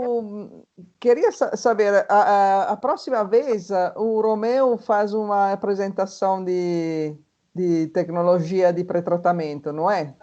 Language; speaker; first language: Portuguese; non-native, fluent; Italian